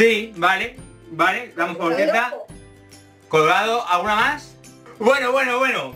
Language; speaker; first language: Spanish; native; Spanish